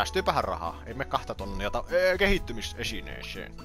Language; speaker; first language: Finnish; native; Finnish